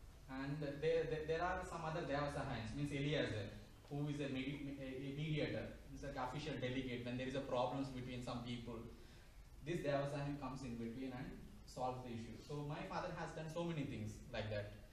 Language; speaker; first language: English; non-native, local second language; Telugu